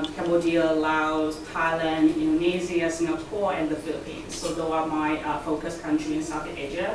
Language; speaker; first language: English; non-native, fluent; Vietnamese